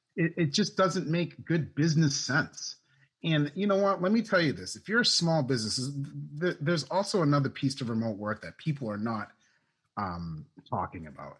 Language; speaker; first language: English; native; English